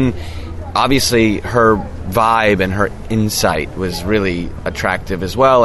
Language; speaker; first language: English; native; English